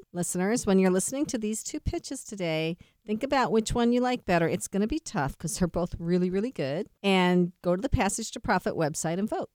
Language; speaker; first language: English; native; English